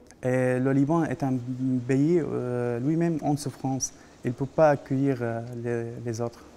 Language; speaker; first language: French; non-native, fluent; Arabic